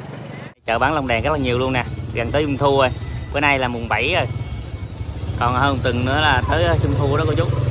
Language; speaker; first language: Vietnamese; native; Vietnamese